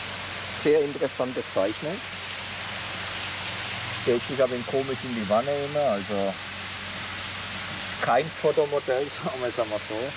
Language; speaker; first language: German; native; German